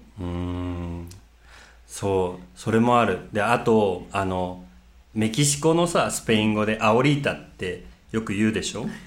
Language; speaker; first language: Japanese; native; Japanese